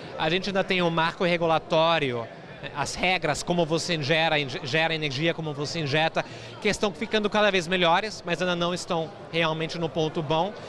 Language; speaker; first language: Portuguese; non-native, fluent; German